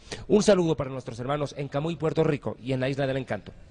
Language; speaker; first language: Spanish; native; Spanish